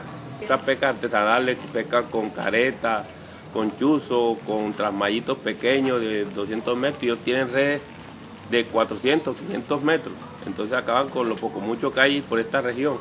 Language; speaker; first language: Spanish; native; Spanish